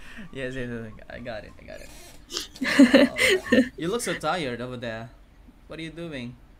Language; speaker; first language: English; non-native, fluent; Indonesian